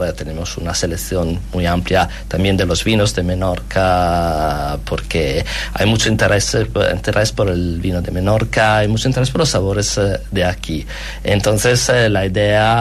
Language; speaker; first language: Spanish; non-native, fluent; Italian